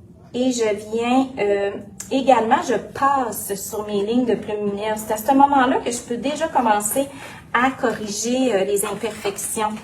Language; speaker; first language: French; native; French